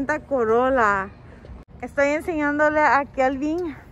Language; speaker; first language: Spanish; early bilingual, heritage; Spanish